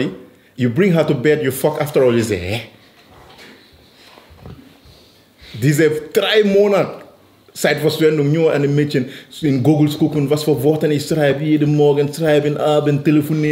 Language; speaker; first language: German; native; German